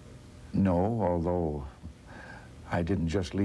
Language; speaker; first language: English; native; English